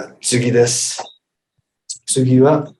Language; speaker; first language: Japanese; non-native, fluent; Nepali